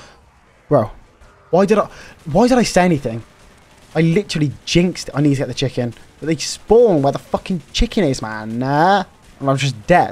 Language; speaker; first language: English; native; English